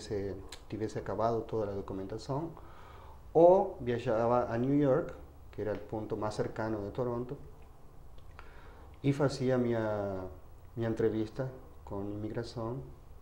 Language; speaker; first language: Portuguese; non-native, fluent; Spanish